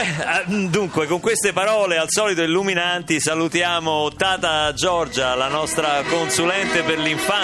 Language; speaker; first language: Italian; native; Italian